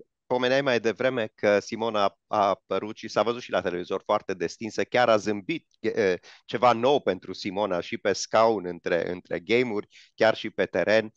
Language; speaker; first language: Romanian; native; Romanian